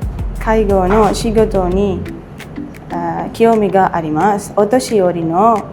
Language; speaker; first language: Japanese; non-native, learner; Sinhala